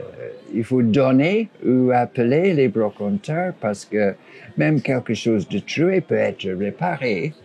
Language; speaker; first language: French; non-native, fluent; English